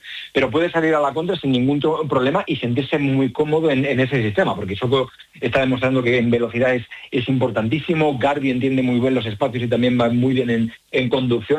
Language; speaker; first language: Spanish; native; Spanish